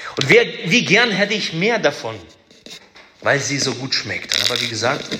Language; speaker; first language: German; early bilingual, other home language; Russian